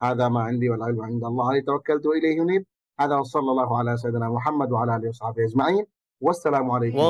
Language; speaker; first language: Arabic; non-native, fluent; Bangla